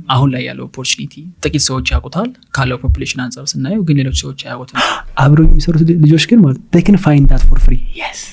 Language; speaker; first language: Amharic; native; Amharic